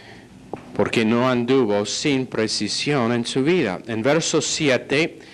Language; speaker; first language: Spanish; non-native, fluent; English